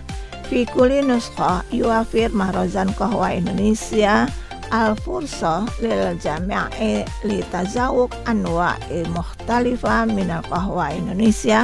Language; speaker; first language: Arabic; non-native, fluent; Indonesian